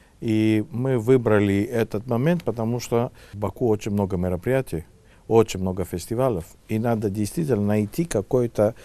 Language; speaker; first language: Russian; non-native, fluent; Greek